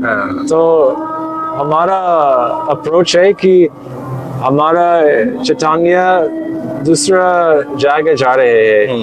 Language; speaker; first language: Hindi; non-native, learner; English